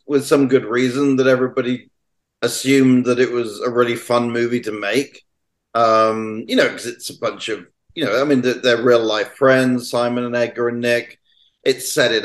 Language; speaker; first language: English; native; English